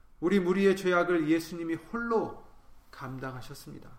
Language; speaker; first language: Korean; native; Korean